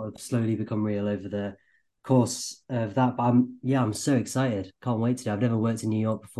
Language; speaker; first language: English; native; English